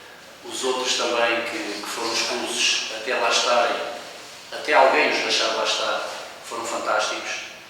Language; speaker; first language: Portuguese; native; Portuguese